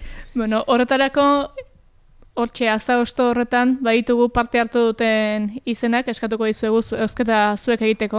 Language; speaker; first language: Basque; native; Basque